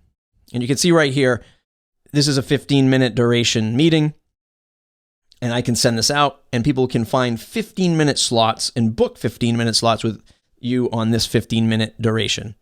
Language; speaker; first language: English; native; English